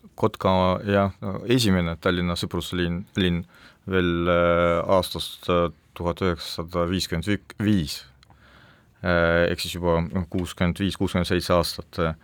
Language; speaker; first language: Estonian; non-native, local second language; Russian